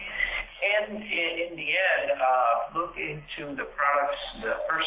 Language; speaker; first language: English; non-native, fluent; Spanish